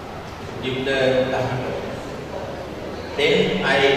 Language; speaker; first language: English; non-native, learner; Sinhala